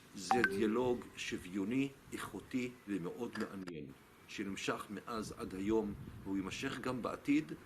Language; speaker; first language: Hebrew; non-native, local second language; Arabic